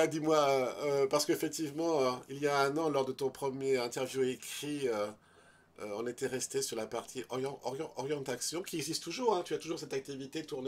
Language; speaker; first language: French; native; French